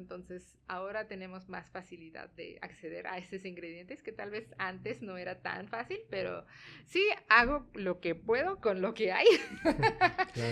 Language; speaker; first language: Spanish; non-native, fluent; Tamil